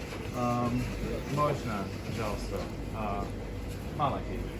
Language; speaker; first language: Russian; non-native, learner; English